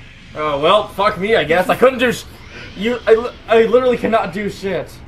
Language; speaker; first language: English; native; English